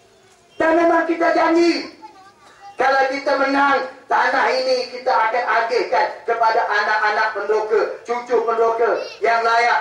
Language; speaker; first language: Malay; native; Malay